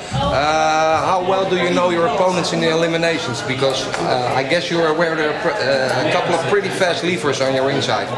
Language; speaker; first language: English; non-native, fluent; Dutch